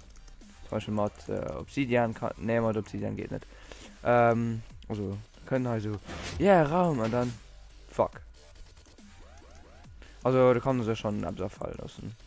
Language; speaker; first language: German; non-native, local second language; Luxembourgish